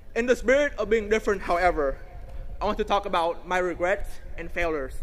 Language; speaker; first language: English; non-native, fluent; Vietnamese